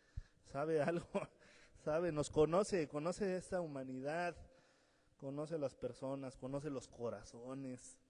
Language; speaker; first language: Spanish; native; Spanish